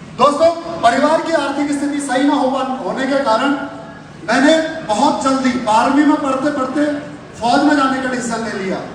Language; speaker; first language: Hindi; native; Hindi